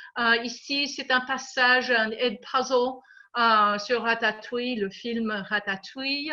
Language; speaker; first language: French; non-native, fluent; English